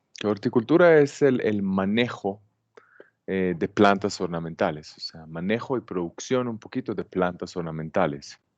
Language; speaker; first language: Spanish; non-native, fluent; Hebrew